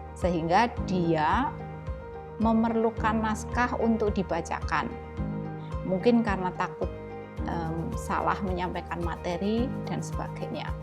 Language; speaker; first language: Indonesian; native; Indonesian